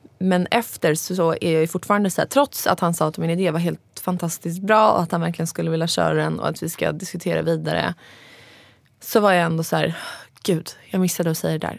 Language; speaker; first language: Swedish; early bilingual, other home language; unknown